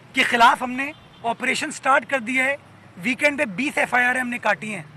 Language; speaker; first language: Urdu; native; Urdu